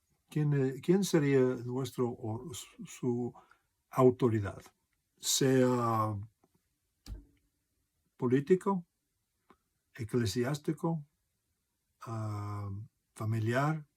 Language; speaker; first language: Spanish; non-native, fluent; English